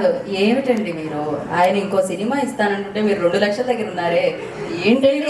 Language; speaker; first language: Telugu; native; Telugu